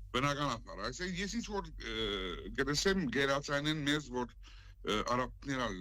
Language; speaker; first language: Armenian; native; Armenian